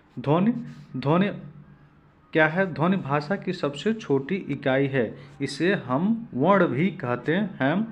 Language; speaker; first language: Hindi; native; Hindi